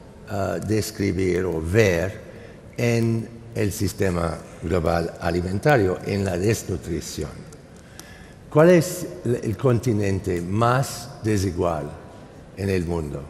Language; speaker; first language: Spanish; non-native, fluent; English